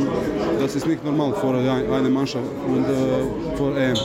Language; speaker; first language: German; non-native, learner; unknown